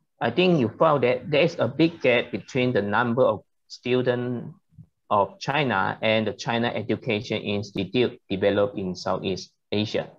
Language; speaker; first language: English; non-native, learner; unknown